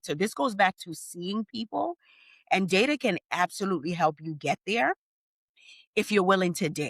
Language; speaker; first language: English; native; English